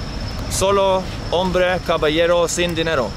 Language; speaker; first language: Spanish; non-native, learner; Norwegian